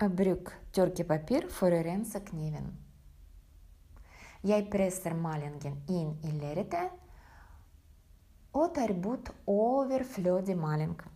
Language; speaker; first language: Norwegian; non-native, fluent; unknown